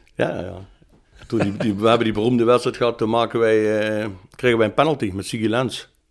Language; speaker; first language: Dutch; native; Dutch